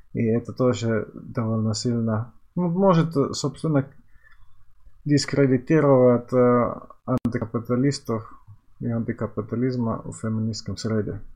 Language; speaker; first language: Russian; non-native, fluent; Finnish